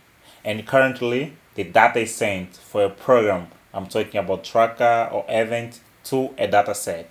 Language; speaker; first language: English; non-native, local second language; Portuguese